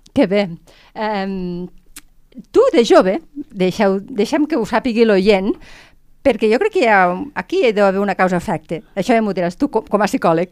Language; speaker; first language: Catalan; native; Catalan